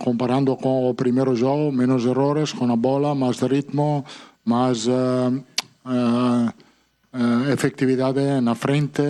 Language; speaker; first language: Portuguese; non-native, fluent; Italian